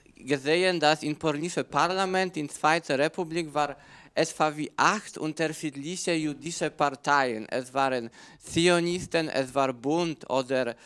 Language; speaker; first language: German; non-native, learner; Polish